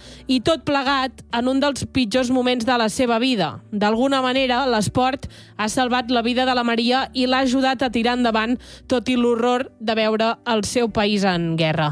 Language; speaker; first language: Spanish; non-native, local second language; Catalan